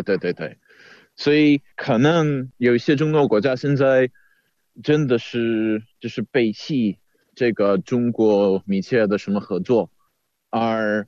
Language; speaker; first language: Chinese; non-native, fluent; Czech